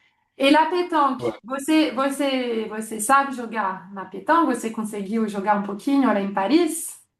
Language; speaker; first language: Portuguese; non-native, fluent; French